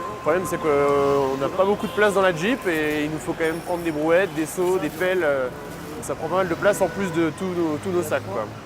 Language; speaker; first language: French; native; French